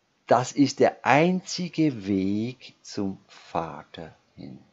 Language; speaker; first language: German; non-native, fluent; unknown